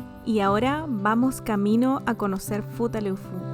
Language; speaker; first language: Spanish; native; Spanish